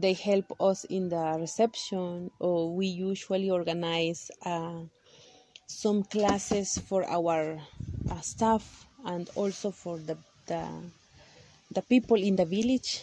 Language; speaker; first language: English; non-native, local second language; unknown